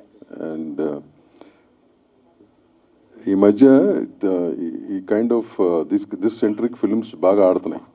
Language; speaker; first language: Telugu; native; Telugu